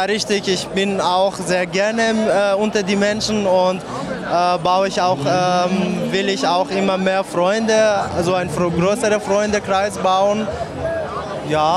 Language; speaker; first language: German; non-native, learner; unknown